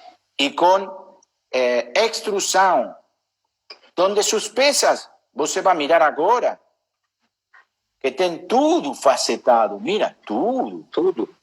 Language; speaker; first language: Portuguese; non-native, learner; Spanish